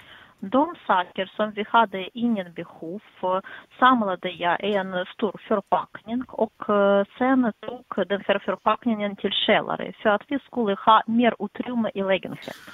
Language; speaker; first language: Swedish; non-native, fluent; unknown